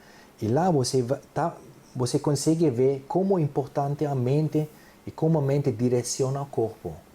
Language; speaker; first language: Portuguese; non-native, fluent; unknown